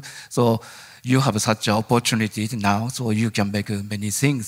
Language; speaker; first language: English; non-native, learner; Japanese